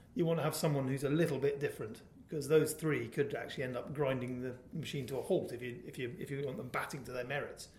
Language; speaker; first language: English; native; English